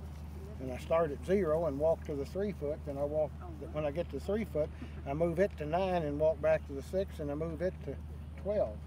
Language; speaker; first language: English; native; English